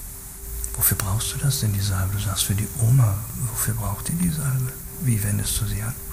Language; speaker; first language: German; native; German